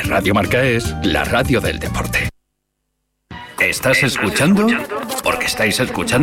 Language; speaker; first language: Spanish; native; Spanish